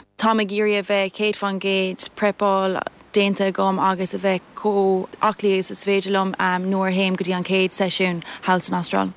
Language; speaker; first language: Irish; non-native, local second language; English